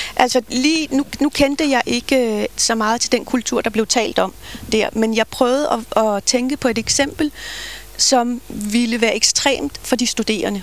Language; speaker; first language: Danish; native; Danish